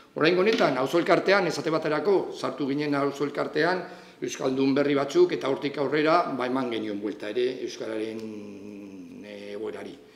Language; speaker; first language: Basque; non-native, local second language; Spanish